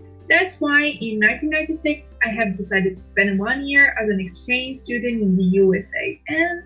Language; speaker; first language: English; non-native, fluent; Italian